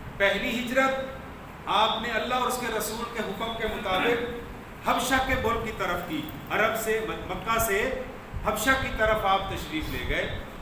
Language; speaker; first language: Urdu; non-native, local second language; Punjabi